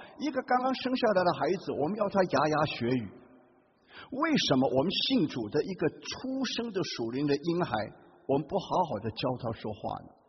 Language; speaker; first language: Chinese; non-native, local second language; Hakka Chinese